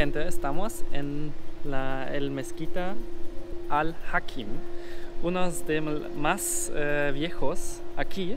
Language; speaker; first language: Spanish; non-native, learner; German